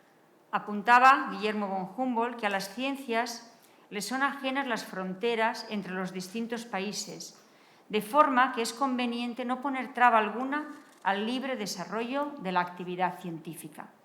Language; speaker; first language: Spanish; native; Spanish